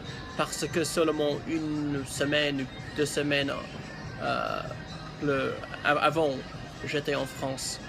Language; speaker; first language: French; non-native, learner; English